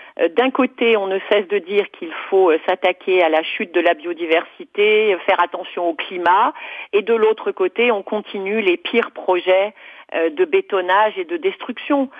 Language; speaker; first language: French; native; French